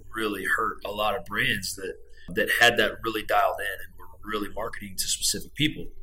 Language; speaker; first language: English; native; English